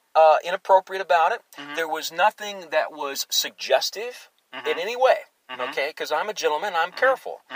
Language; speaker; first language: English; native; English